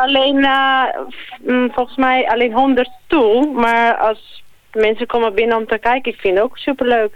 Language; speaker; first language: Dutch; non-native, learner; Italian